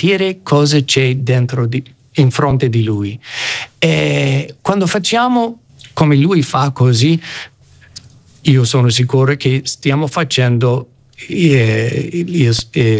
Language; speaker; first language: Italian; non-native, fluent; English